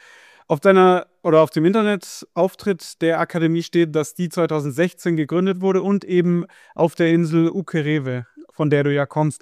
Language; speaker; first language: German; native; German